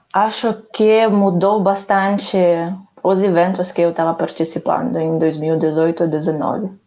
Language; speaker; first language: Portuguese; non-native, fluent; Ukrainian